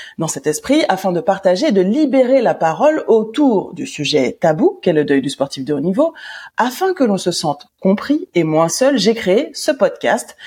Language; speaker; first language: French; native; French